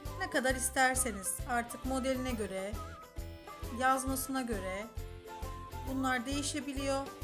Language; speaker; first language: Turkish; native; Turkish